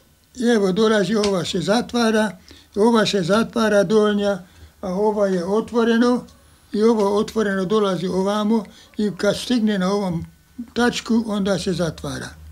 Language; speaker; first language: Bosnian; non-native, local second language; Hungarian